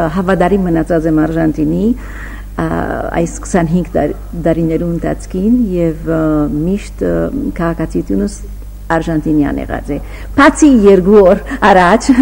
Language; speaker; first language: Armenian; early bilingual, heritage; Armenian